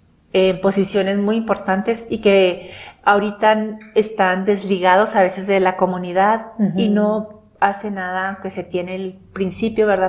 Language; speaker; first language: Spanish; non-native, local second language; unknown